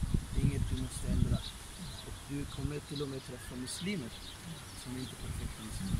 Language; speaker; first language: Swedish; non-native, fluent; Arabic